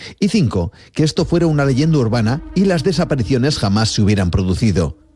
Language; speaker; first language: Spanish; native; Spanish